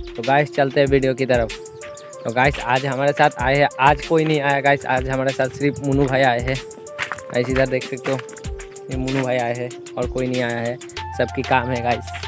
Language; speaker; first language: Hindi; non-native, local second language; Bangla